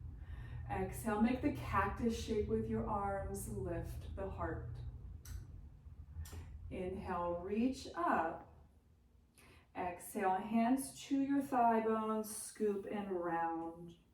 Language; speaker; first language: English; native; English